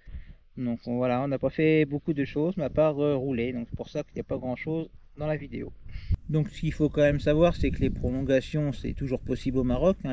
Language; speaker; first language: French; native; French